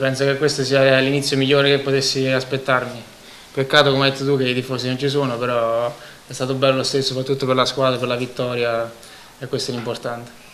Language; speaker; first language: Italian; native; Italian